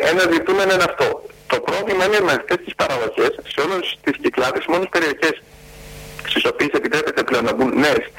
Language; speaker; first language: Greek; native; Greek